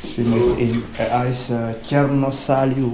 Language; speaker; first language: German; non-native, learner; French